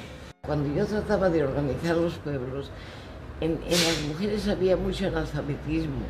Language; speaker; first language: Spanish; native; Spanish